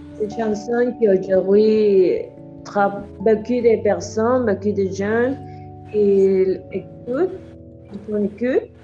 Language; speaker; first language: French; non-native, learner; Spanish